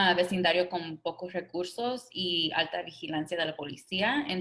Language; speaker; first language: Spanish; early bilingual, other home language; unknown